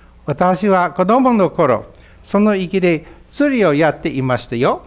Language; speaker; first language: Japanese; non-native, fluent; English